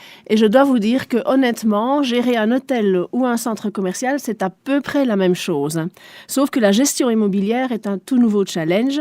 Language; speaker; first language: French; non-native, local second language; German